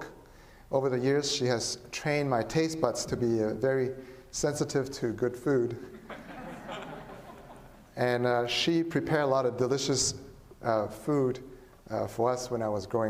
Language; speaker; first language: English; non-native, local second language; Chinese